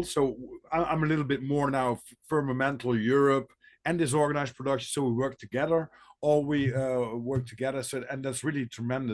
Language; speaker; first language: English; non-native, fluent; Dutch